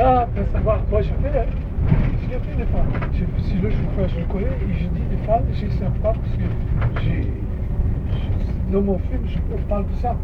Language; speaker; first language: French; non-native, fluent; Portuguese